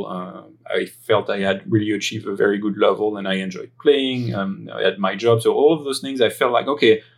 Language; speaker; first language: English; non-native, fluent; French